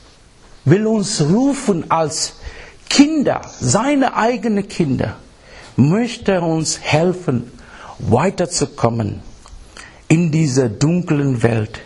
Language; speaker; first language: German; non-native, fluent; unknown